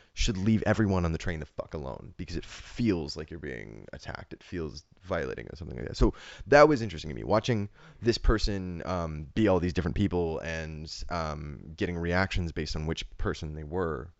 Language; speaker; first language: English; native; English